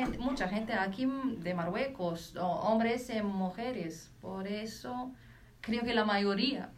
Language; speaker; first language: Spanish; non-native, learner; Arabic